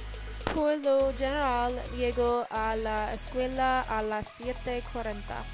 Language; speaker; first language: Spanish; non-native, learner; English